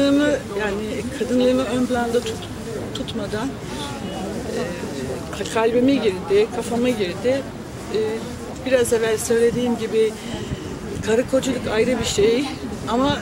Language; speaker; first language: Turkish; non-native, fluent; English